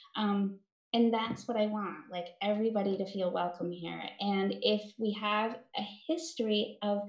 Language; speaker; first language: English; native; English